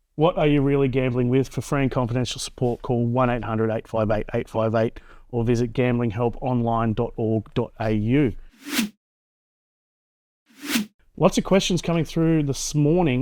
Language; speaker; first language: English; native; English